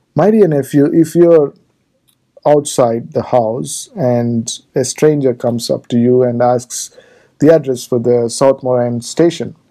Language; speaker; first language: English; non-native, local second language; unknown